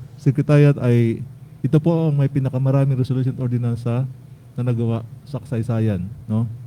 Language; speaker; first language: Filipino; native; Filipino